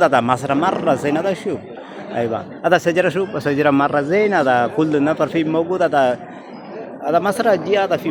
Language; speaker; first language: Arabic; non-native, learner; Malayalam